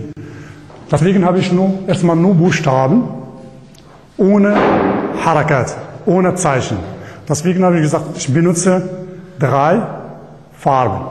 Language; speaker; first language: German; non-native, learner; Arabic